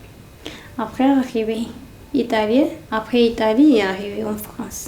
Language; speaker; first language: French; non-native, learner; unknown